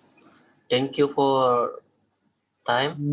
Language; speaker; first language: English; non-native, learner; Indonesian